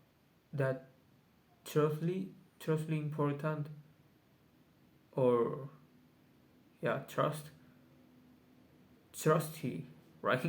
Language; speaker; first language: English; non-native, learner; Spanish